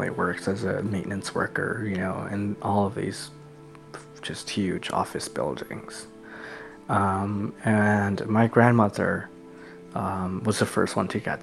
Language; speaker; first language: English; native; English